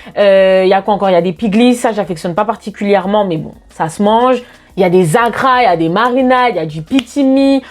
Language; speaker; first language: French; native; French